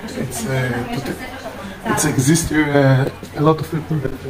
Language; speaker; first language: English; non-native, learner; Hebrew